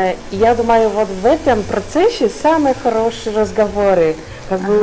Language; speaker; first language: Russian; non-native, fluent; Polish